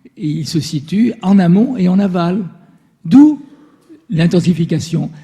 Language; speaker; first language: French; native; French